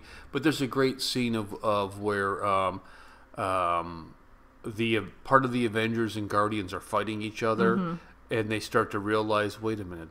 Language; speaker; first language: English; native; English